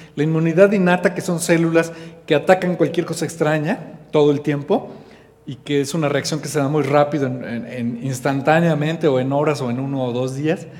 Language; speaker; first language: Spanish; native; Spanish